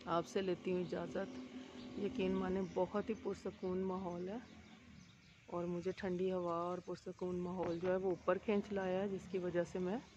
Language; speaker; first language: Urdu; native; Urdu